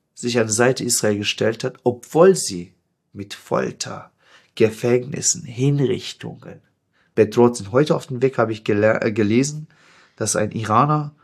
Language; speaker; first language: German; non-native, fluent; Persian